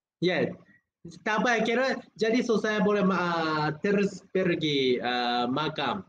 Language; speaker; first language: Malay; non-native, learner; Japanese